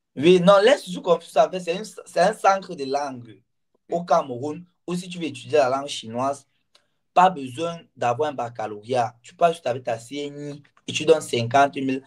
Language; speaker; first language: French; non-native, local second language; Ghomala